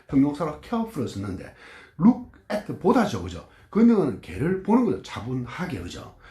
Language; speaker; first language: Korean; native; Korean